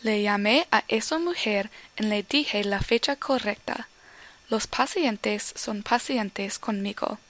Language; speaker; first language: Spanish; non-native, learner; English